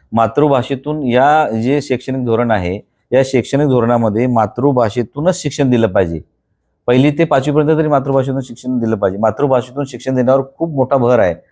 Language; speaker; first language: Marathi; non-native, local second language; Bhili